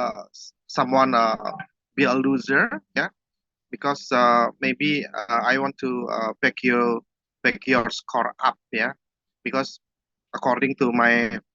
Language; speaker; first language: English; non-native, fluent; Indonesian